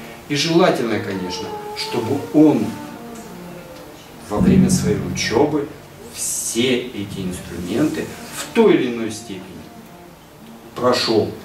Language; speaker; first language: Russian; native; Russian